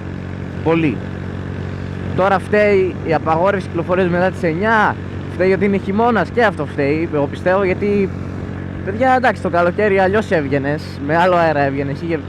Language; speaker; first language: Greek; native; Greek